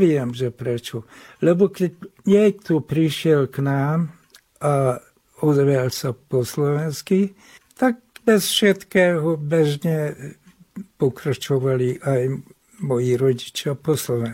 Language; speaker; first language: Slovak; non-native, local second language; Hungarian